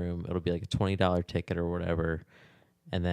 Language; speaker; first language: English; native; English